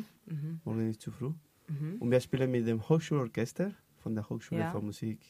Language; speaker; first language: German; non-native, learner; Spanish